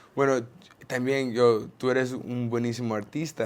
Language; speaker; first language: Spanish; non-native, learner; English